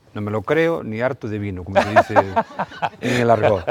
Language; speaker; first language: Spanish; non-native, local second language; Galician